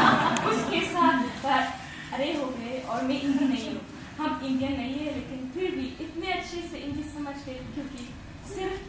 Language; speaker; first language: Hindi; non-native, learner; German